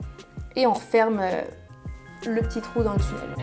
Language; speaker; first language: French; native; French